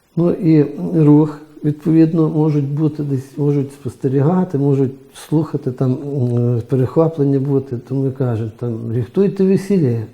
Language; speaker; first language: Ukrainian; native; Ukrainian